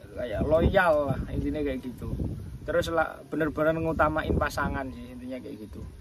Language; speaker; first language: Indonesian; native; Indonesian